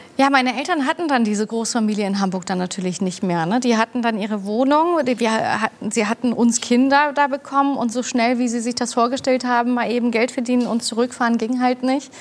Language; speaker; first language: German; early bilingual, other home language; Turkish